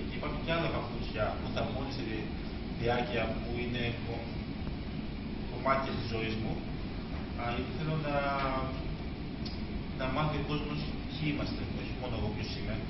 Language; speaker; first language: Greek; early bilingual, other home language; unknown